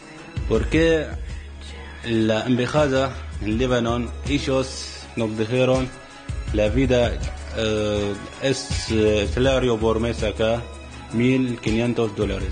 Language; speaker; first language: Spanish; non-native, learner; Arabic